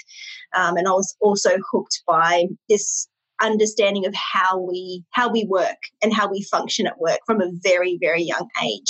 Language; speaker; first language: English; native; English